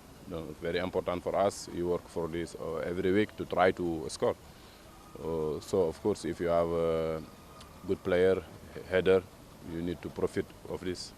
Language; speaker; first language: English; non-native, fluent; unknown